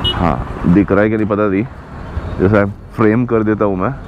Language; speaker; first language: Hindi; non-native, local second language; Marathi